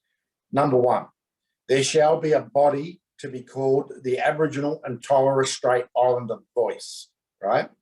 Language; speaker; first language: English; native; English